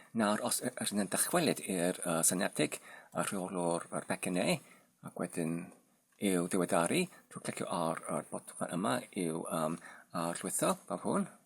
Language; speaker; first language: Welsh; non-native, learner; Polish